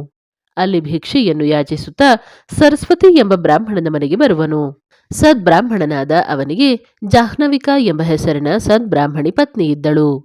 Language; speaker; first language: Kannada; native; Kannada